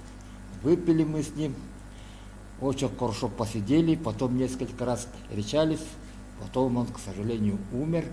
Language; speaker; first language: Russian; non-native, local second language; Yakut